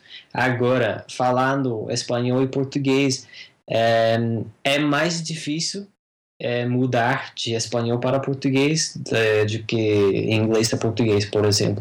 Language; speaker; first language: Portuguese; non-native, fluent; English